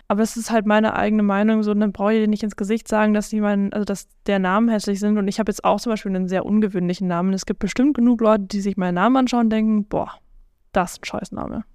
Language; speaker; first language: German; non-native, fluent; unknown